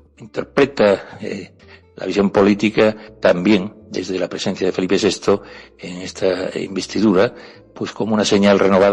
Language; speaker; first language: Spanish; native; Spanish